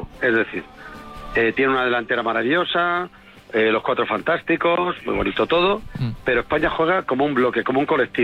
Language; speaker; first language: Spanish; native; Spanish